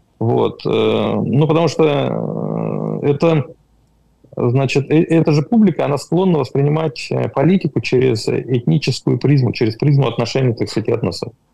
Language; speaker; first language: Russian; native; Russian